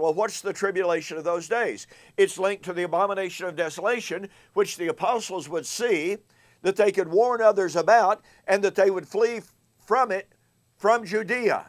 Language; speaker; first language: English; native; English